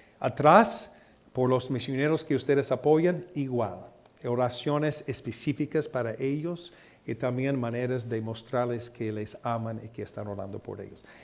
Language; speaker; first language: Spanish; non-native, fluent; English